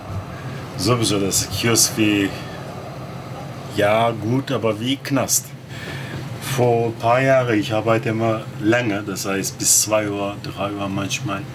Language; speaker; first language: German; non-native, learner; Turkish